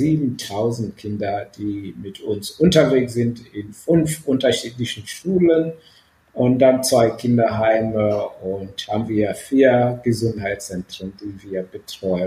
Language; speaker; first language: German; non-native, fluent; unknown